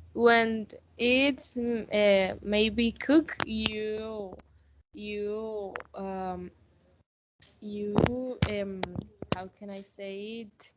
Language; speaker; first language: English; non-native, learner; Spanish